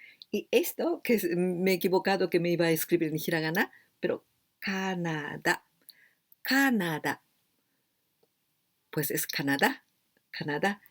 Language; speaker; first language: Spanish; non-native, fluent; Japanese